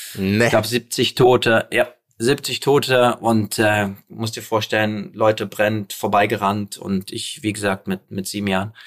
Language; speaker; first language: German; early bilingual, other home language; Polish